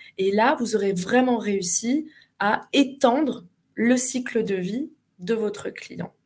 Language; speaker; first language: French; native; French